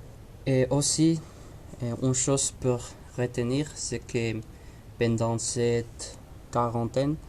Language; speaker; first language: French; non-native, learner; Spanish